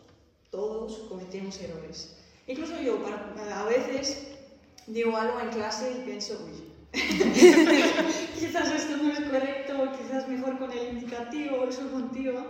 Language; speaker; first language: Spanish; non-native, fluent; Dutch